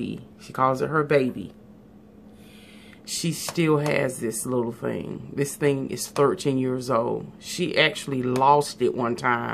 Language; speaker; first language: English; native; English